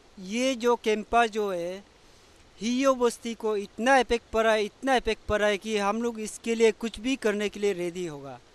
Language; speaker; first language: Hindi; non-native, local second language; Adi